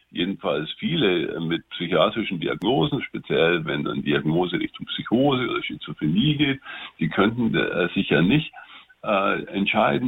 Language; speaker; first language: German; native; German